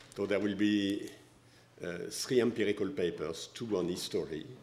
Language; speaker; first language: English; non-native, fluent; French